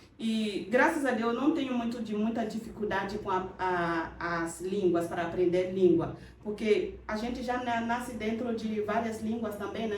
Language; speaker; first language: Portuguese; non-native, fluent; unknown